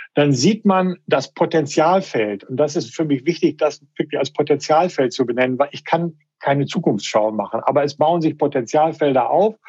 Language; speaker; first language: German; native; German